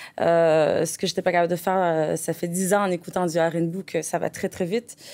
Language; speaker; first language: French; native; French